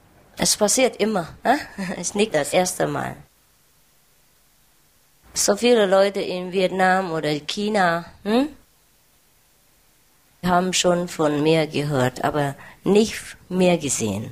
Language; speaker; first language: German; non-native, learner; Vietnamese